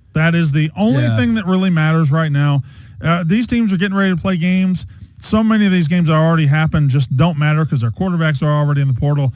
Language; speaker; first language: English; native; English